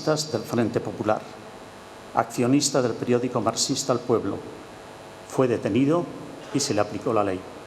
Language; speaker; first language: Spanish; native; Spanish